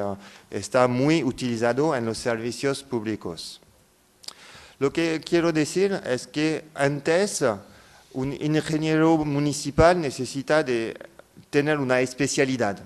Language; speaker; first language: Spanish; non-native, fluent; French